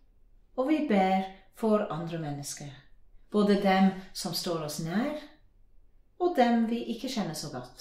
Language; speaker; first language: Norwegian; non-native, fluent; English